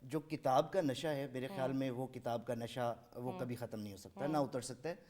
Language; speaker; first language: Urdu; non-native, local second language; Saraiki